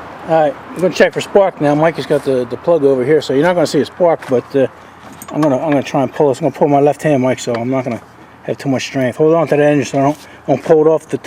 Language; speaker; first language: English; native; English